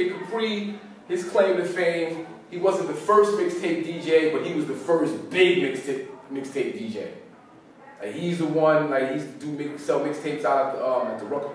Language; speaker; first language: English; native; English